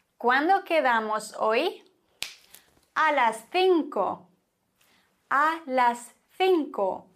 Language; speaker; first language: Spanish; non-native, fluent; German